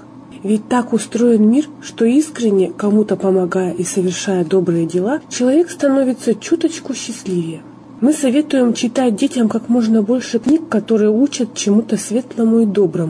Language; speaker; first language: Russian; native; Russian